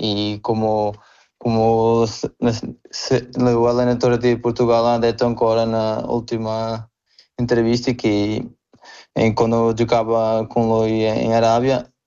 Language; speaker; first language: Italian; non-native, fluent; Portuguese